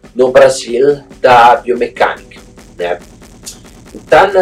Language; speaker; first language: Portuguese; non-native, fluent; Italian